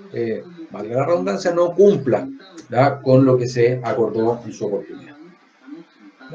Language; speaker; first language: Spanish; native; Spanish